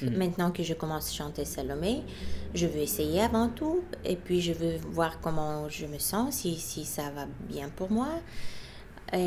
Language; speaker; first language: French; non-native, fluent; Bulgarian